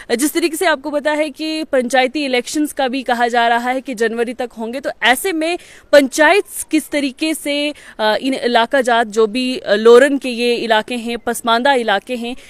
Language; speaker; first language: Hindi; non-native, local second language; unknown